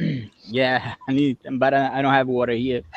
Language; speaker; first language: English; non-native, fluent; Portuguese